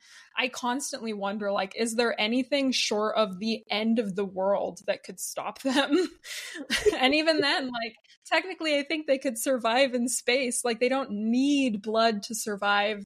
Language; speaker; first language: English; native; English